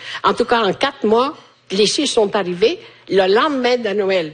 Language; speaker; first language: French; native; French